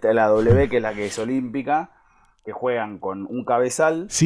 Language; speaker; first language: Spanish; native; Spanish